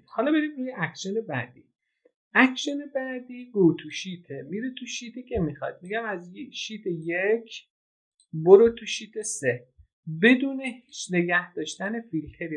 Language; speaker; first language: Persian; native; Persian